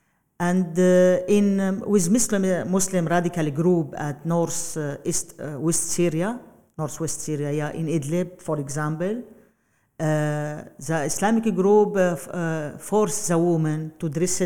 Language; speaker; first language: English; non-native, learner; Arabic